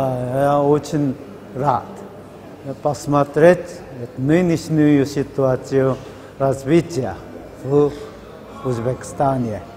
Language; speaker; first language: Russian; non-native, learner; Korean